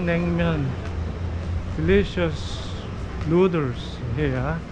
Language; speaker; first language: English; non-native, learner; Korean